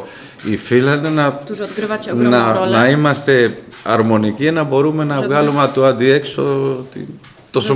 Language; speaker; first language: Greek; non-native, fluent; Spanish